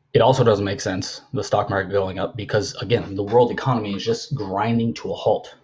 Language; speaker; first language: English; native; English